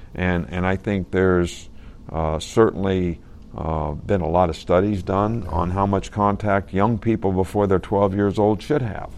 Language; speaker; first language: English; native; English